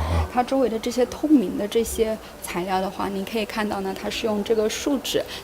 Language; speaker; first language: Chinese; native; Chinese